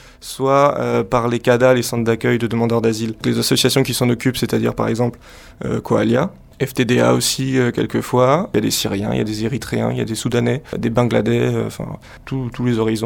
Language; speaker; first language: French; native; French